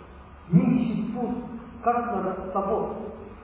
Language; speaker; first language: Russian; non-native, learner; Tibetan